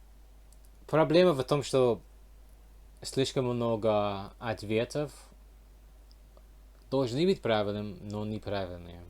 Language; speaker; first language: Russian; non-native, learner; English